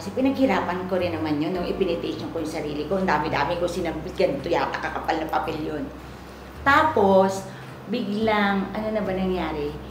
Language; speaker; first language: Filipino; native; Filipino